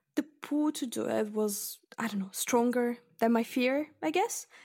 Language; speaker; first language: English; non-native, fluent; Bulgarian